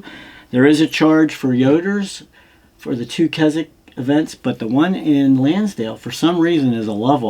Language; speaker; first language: English; native; English